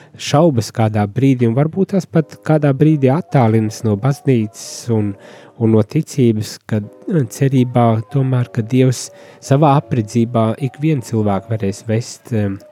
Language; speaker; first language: Latvian; native; Latvian